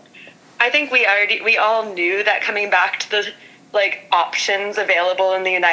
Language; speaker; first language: English; native; English